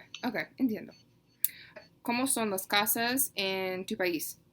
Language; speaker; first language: Spanish; non-native, learner; English